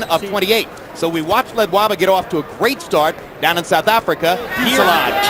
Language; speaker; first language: English; native; English